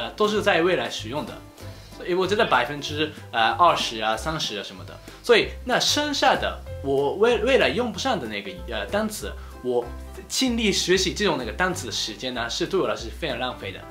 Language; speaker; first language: Chinese; non-native, fluent; Japanese